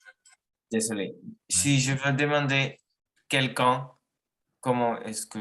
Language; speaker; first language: French; non-native, learner; Spanish